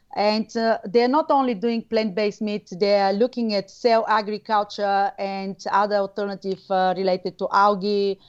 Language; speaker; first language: English; non-native, fluent; Bulgarian